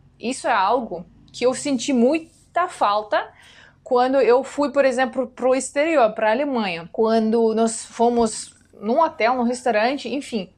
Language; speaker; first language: Portuguese; non-native, fluent; Russian